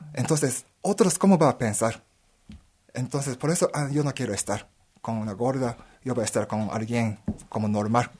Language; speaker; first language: Spanish; non-native, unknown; Japanese